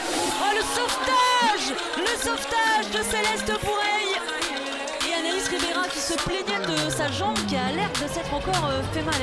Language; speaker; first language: French; native; French